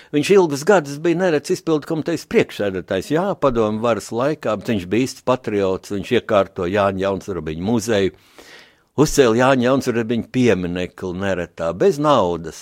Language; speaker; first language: Latvian; native; Latvian